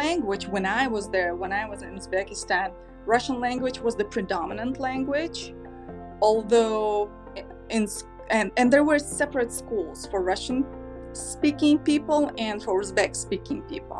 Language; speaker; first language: English; non-native, fluent; Uzbek